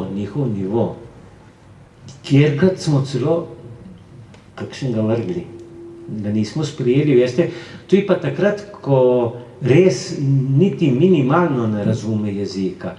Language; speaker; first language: Slovenian; early bilingual, heritage; Slovenian